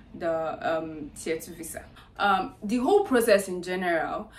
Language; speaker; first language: English; non-native, local second language; Yoruba